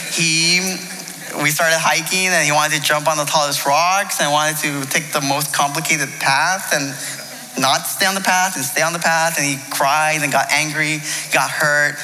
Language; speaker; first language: English; native; English